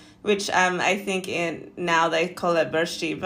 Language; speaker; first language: English; native; English